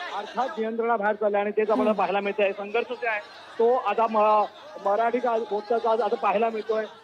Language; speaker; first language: Marathi; native; Marathi